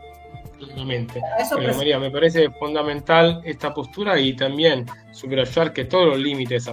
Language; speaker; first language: Spanish; native; Spanish